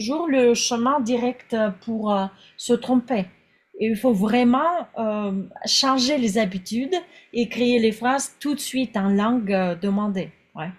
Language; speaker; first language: French; non-native, fluent; Russian